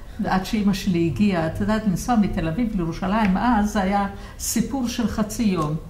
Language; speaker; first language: Hebrew; early bilingual, other home language; Yiddish